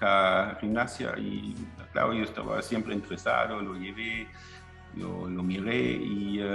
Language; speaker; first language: Spanish; non-native, fluent; German